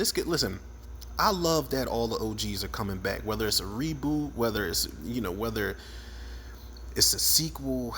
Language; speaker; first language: English; native; English